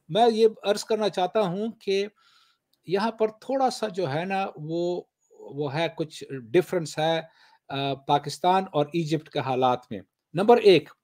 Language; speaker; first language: Urdu; non-native, local second language; Pashto